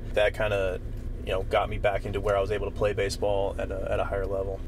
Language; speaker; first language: English; native; English